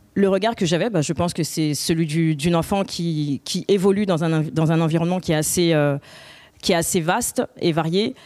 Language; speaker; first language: French; native; French